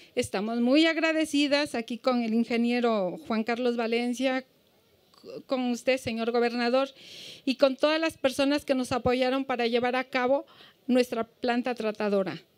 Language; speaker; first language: Spanish; native; Spanish